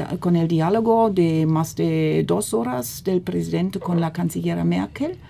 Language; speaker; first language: Spanish; non-native, fluent; German